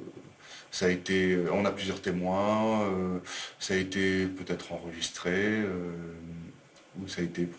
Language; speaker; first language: French; native; French